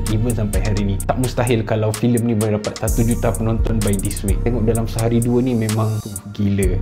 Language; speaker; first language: Malay; native; Malay